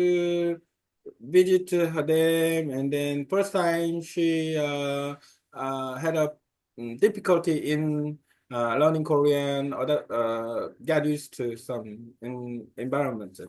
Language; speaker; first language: English; non-native, learner; Korean